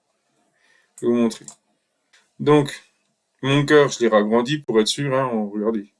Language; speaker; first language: French; native; French